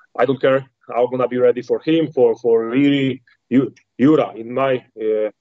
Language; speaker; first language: English; non-native, learner; Polish